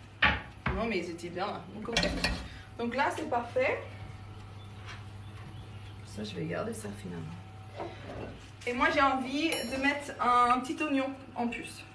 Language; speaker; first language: French; non-native, fluent; English